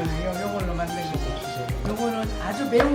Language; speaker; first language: Korean; native; Korean